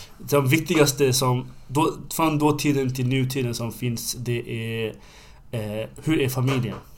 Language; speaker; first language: Swedish; non-native, fluent; Bangla